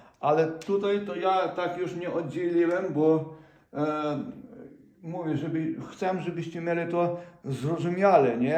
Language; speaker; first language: Polish; non-native, fluent; Ukrainian